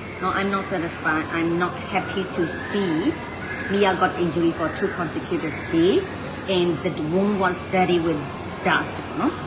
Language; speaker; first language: English; non-native, learner; Burmese